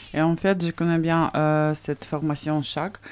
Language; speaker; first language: French; non-native, learner; Russian